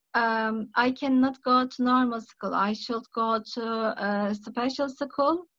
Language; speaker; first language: English; non-native, learner; Turkish